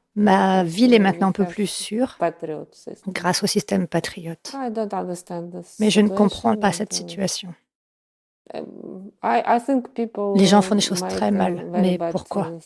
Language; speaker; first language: French; non-native, fluent; Ukrainian